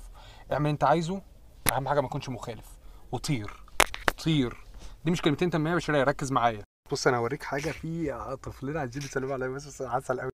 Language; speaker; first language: Arabic; native; Arabic